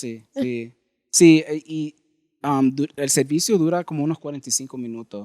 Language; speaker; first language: Spanish; early bilingual, heritage; Spanish